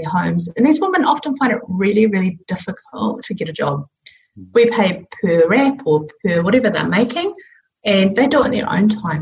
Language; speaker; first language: English; native; English